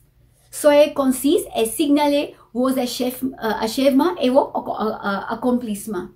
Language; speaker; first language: French; non-native, fluent; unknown